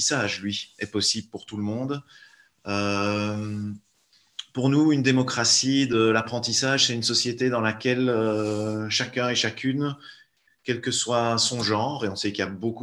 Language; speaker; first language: French; native; French